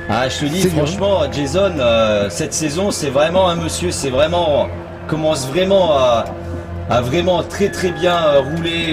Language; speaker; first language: French; native; French